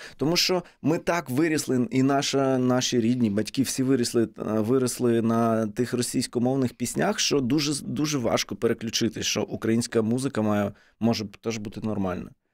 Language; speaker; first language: Ukrainian; non-native, local second language; Russian